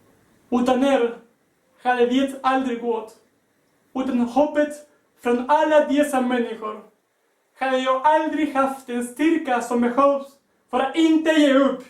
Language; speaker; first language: Swedish; non-native, learner; Spanish